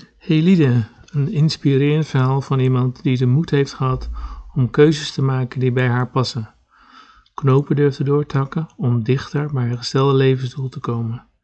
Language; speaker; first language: Dutch; native; Dutch